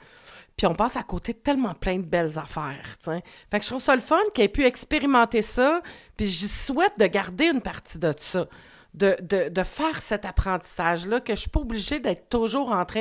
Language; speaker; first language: French; native; French